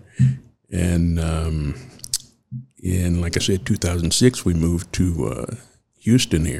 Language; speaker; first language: English; native; English